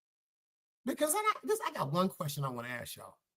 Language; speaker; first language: English; native; English